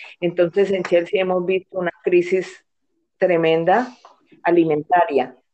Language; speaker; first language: Spanish; native; Spanish